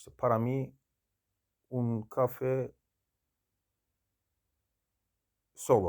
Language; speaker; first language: Spanish; non-native, learner; Turkish